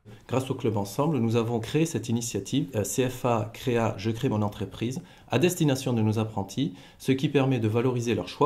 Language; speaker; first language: French; native; French